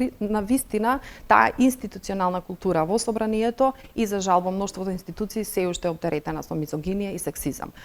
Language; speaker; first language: Macedonian; non-native, local second language; Bosnian